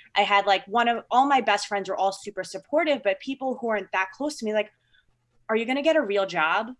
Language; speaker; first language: English; early bilingual, other home language; Filipino